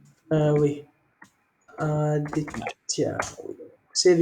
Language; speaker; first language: French; non-native, learner; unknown